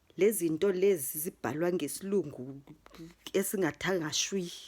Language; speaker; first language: Zulu; non-native, local second language; Xhosa